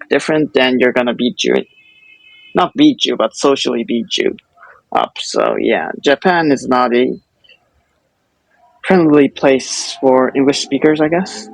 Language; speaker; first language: English; non-native, fluent; Japanese